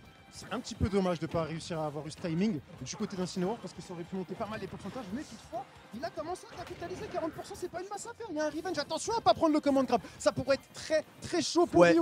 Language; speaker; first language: French; native; French